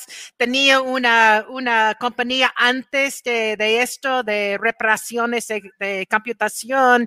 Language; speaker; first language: Spanish; non-native, fluent; English